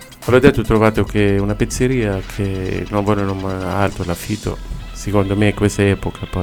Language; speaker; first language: Italian; non-native, learner; Arabic